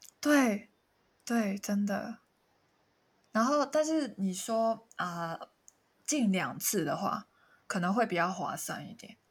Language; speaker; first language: Chinese; non-native, local second language; Cantonese